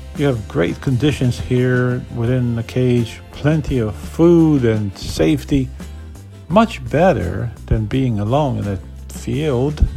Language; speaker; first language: English; non-native, fluent; Polish